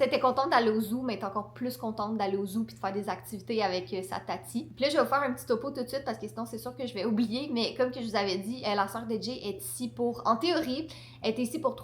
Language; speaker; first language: French; native; French